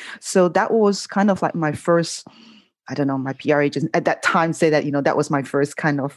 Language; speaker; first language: English; non-native, local second language; Cantonese